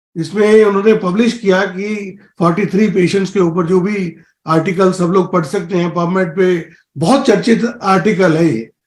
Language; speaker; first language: Hindi; native; Hindi